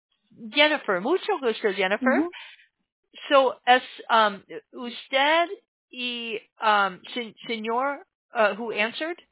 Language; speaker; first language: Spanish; non-native, learner; English